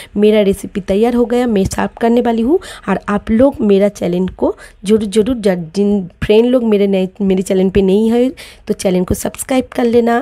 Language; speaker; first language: Hindi; non-native, local second language; Bangla